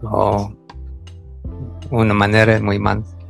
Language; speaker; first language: Spanish; non-native, fluent; English